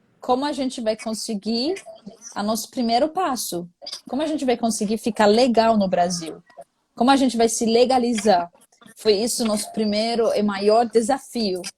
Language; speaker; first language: Portuguese; non-native, fluent; Arabic